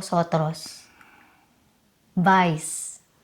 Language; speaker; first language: Spanish; non-native, learner; Filipino